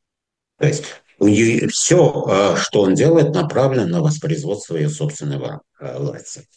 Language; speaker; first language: Russian; non-native, fluent; Azerbaijani